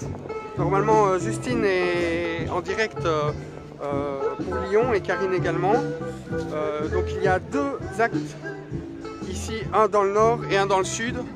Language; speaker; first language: French; native; French